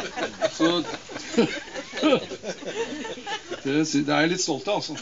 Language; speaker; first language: Norwegian; native; Norwegian